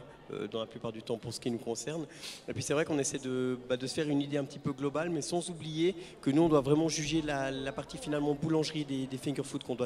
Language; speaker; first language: French; native; French